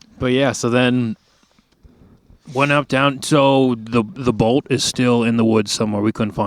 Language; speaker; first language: English; native; English